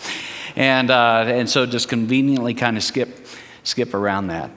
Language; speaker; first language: English; early bilingual, heritage; English